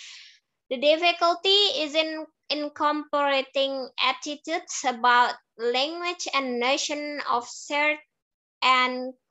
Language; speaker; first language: English; non-native, learner; Indonesian